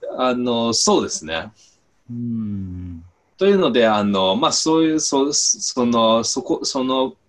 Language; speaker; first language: Japanese; non-native, fluent; Chinese